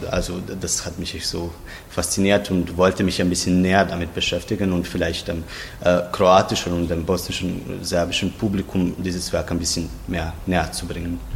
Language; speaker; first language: German; non-native, fluent; Croatian